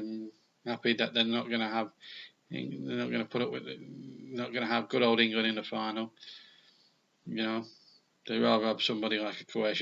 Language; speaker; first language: English; native; English